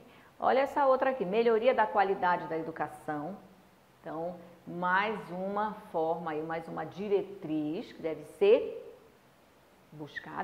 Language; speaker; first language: Portuguese; native; Portuguese